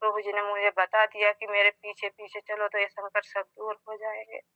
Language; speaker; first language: Hindi; native; Hindi